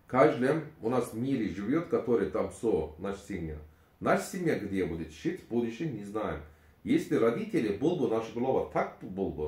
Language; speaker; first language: Russian; non-native, learner; Turkish